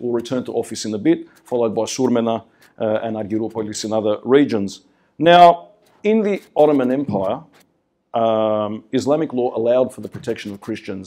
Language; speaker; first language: English; early bilingual, other home language; Greek